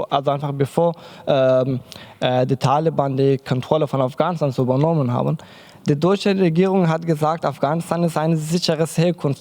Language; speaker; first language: German; non-native, learner; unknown